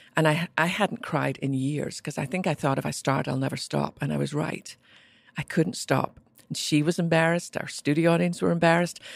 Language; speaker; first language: English; native; English